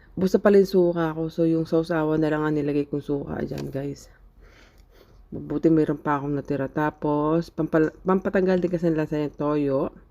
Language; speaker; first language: Filipino; native; Filipino